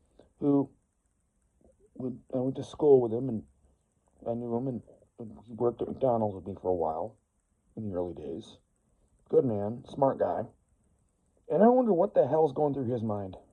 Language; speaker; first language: English; native; English